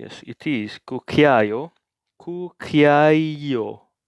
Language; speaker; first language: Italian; non-native, learner; English